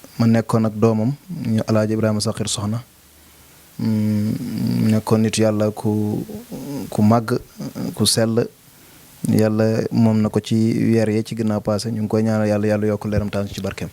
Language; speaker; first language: Wolof; native; Wolof